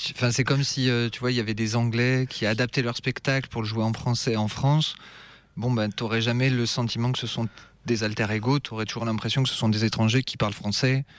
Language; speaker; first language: French; native; French